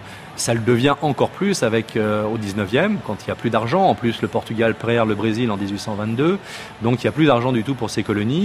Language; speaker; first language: French; native; French